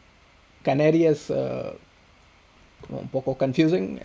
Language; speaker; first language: Spanish; non-native, fluent; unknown